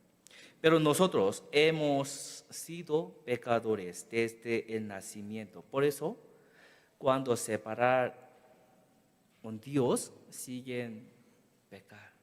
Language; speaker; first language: Spanish; non-native, learner; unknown